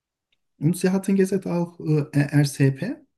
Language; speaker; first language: German; non-native, learner; Turkish